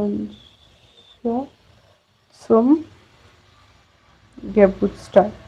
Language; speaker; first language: German; non-native, fluent; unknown